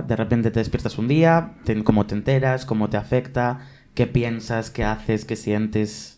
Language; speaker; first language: Spanish; native; Spanish